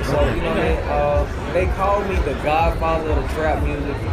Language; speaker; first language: English; native; English